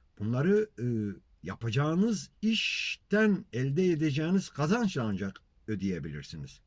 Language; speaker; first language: Turkish; non-native, local second language; Kurdish